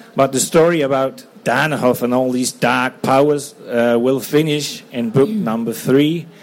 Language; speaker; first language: English; non-native, fluent; Danish